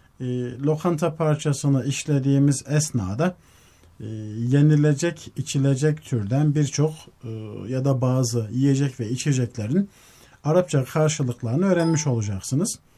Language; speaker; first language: Turkish; native; Turkish